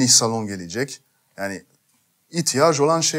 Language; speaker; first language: Turkish; non-native, fluent; French